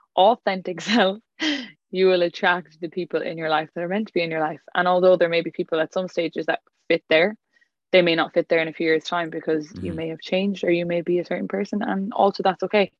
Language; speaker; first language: English; native; English